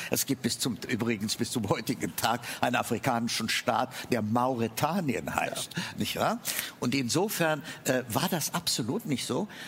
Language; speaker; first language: German; non-native, fluent; Amharic